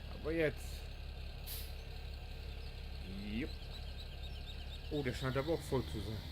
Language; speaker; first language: German; native; German